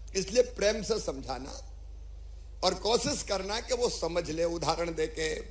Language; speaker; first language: Hindi; native; Hindi